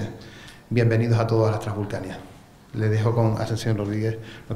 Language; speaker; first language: Spanish; native; Spanish